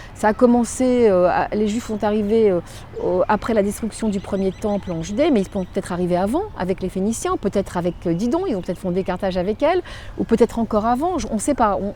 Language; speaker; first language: French; native; French